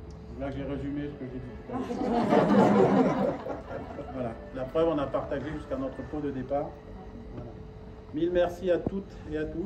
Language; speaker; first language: French; native; French